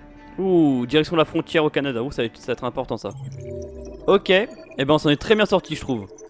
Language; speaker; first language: French; native; French